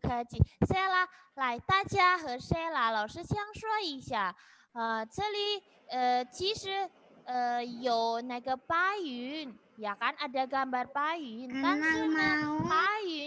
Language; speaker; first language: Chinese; non-native, fluent; Indonesian